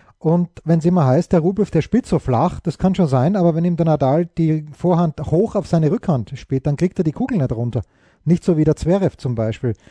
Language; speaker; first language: German; native; German